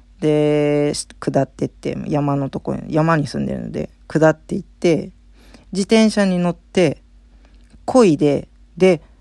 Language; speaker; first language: Japanese; native; Japanese